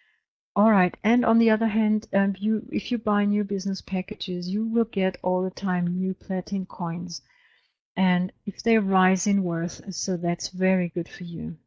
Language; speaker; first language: English; non-native, fluent; German